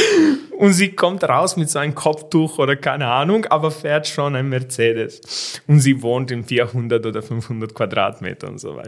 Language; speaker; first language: German; non-native, fluent; Serbian